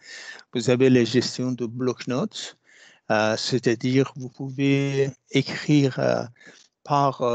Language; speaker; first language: French; non-native, fluent; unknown